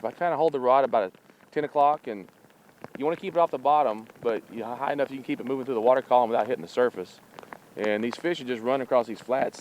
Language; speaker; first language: English; native; English